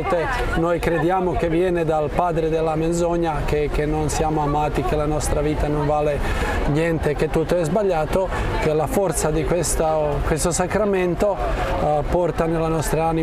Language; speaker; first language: Italian; non-native, fluent; Croatian